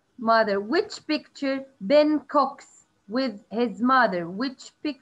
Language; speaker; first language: English; non-native, learner; Arabic